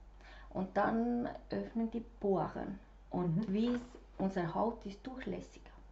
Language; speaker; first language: German; non-native, fluent; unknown